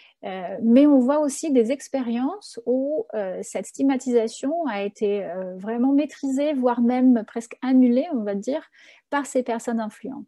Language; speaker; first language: French; native; French